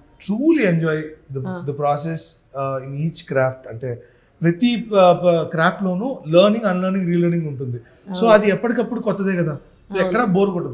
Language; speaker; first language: Telugu; native; Telugu